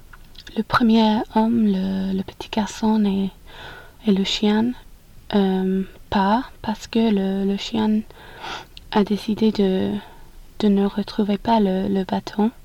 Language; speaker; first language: French; non-native, learner; English